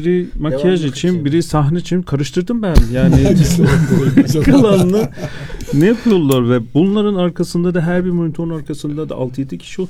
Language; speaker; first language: Turkish; non-native, fluent; Azerbaijani